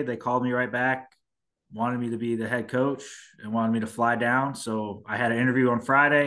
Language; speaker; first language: English; native; English